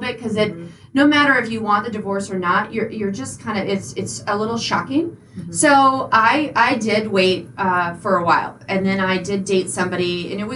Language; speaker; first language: English; native; English